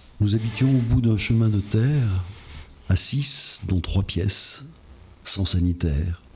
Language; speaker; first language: French; native; French